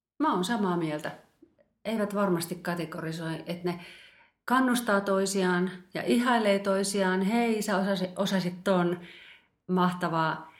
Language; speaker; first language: Finnish; native; Finnish